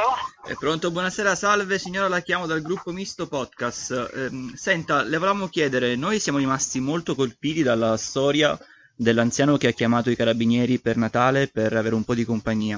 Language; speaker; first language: Italian; native; Italian